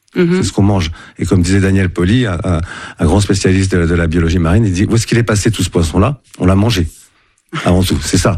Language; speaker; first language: French; native; French